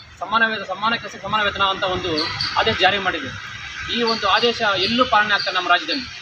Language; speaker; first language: Kannada; native; Kannada